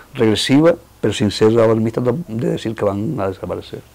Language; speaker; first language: Spanish; native; Spanish